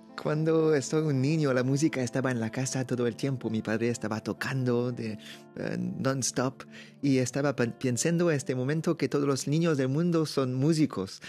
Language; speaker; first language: Spanish; non-native, learner; French